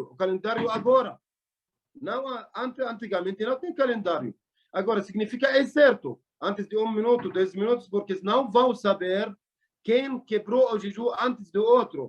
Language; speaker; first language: Portuguese; non-native, learner; Arabic